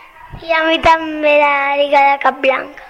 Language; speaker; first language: Catalan; non-native, local second language; Spanish